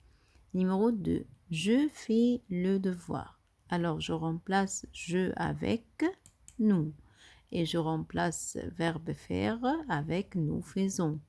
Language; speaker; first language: French; non-native, fluent; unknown